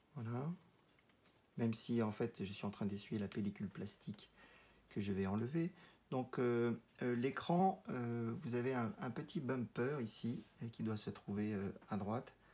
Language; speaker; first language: French; native; French